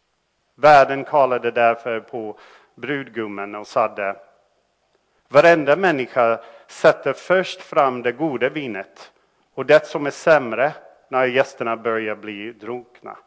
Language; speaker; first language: Swedish; non-native, fluent; English